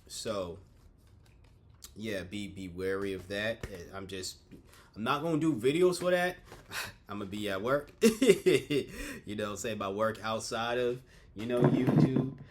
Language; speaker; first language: English; native; English